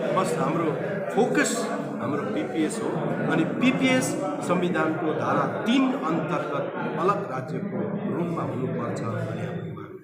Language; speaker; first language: Nepali; native; Nepali